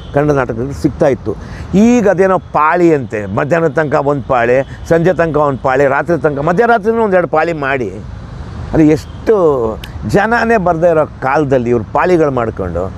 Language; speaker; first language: Kannada; non-native, local second language; Marathi